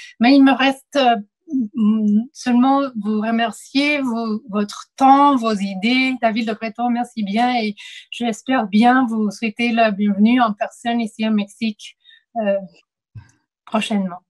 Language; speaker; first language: French; non-native, fluent; Spanish